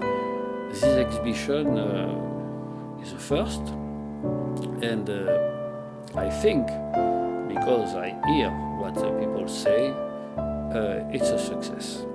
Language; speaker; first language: English; non-native, learner; French